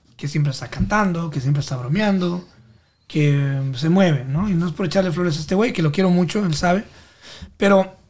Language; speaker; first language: Spanish; native; Spanish